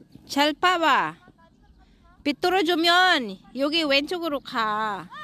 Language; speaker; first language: Korean; non-native, learner; Filipino